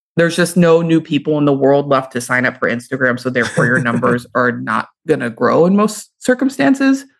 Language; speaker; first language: English; native; English